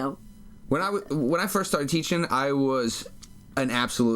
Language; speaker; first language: English; native; English